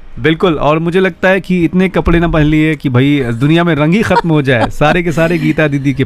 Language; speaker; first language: Hindi; native; Hindi